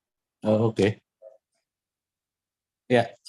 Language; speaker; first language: English; non-native, fluent; Indonesian